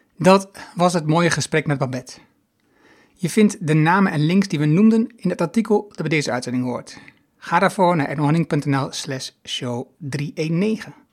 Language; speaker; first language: Dutch; native; Dutch